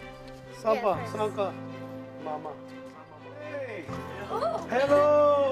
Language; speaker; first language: Filipino; non-native, learner; Korean